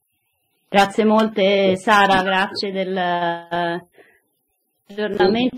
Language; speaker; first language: Italian; native; Italian